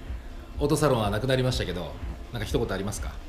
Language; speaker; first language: Japanese; native; Japanese